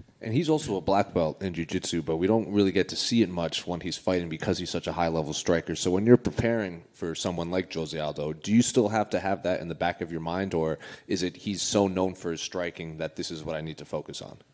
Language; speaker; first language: English; native; English